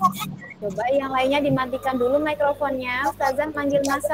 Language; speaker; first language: Indonesian; native; Indonesian